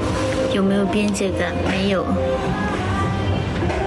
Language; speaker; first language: Chinese; native; Chinese